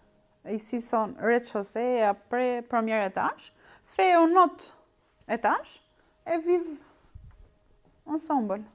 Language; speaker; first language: French; non-native, learner; Albanian